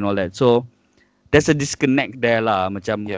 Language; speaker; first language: English; non-native, local second language; Malay